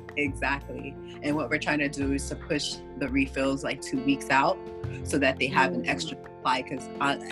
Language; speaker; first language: English; non-native, fluent; Haitian Creole